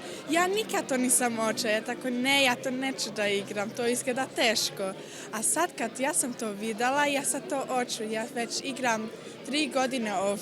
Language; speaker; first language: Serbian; early bilingual, heritage; German